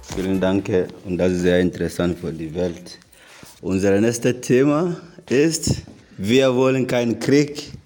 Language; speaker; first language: German; non-native, learner; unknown